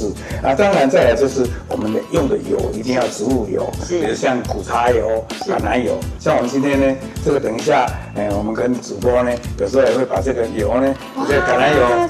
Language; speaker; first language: Chinese; native; Chinese